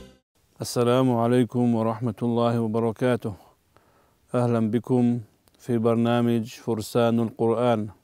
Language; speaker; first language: Arabic; non-native, fluent; Chechen